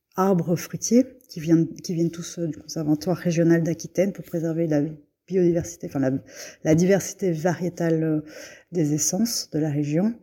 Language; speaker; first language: French; native; French